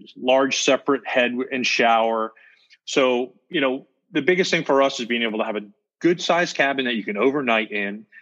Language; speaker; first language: English; native; English